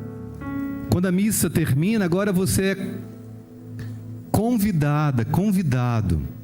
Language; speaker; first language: Portuguese; native; Portuguese